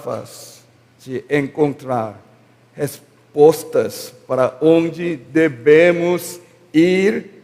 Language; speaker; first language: Portuguese; non-native, learner; Korean